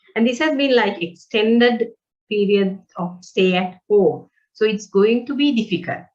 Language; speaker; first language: English; non-native, local second language; Sinhala